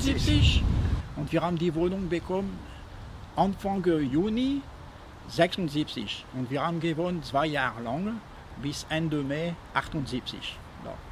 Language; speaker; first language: German; non-native, fluent; French